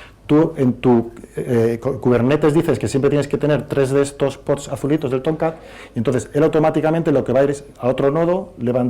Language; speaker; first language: Spanish; native; Spanish